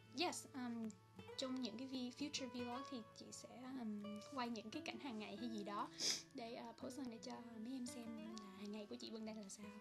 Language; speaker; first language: Vietnamese; early bilingual, heritage; Vietnamese